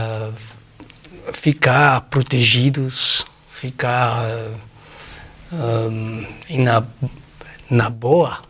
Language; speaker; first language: Portuguese; non-native, fluent; Spanish